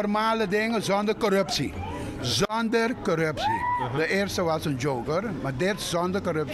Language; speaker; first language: Dutch; non-native, learner; Papiamento